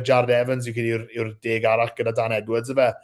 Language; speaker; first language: Welsh; native; Welsh